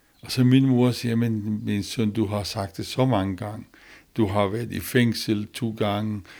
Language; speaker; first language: Danish; non-native, learner; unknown